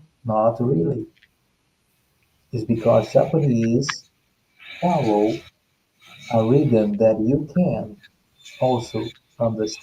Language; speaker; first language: English; non-native, fluent; Portuguese